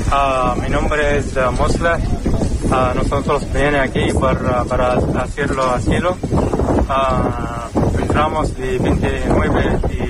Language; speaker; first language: Spanish; non-native, learner; Arabic